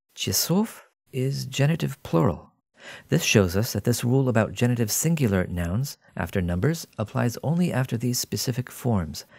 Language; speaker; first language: English; native; English